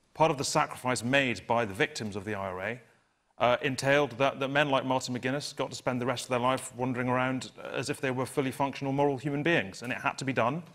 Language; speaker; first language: English; native; English